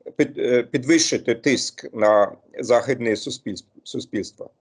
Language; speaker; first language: Ukrainian; non-native, fluent; German